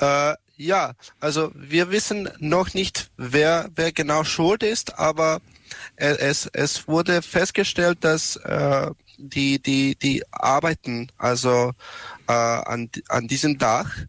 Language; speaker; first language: German; non-native, learner; Serbian